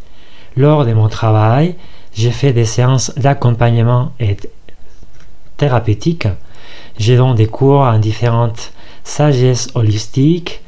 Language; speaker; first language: French; non-native, fluent; Spanish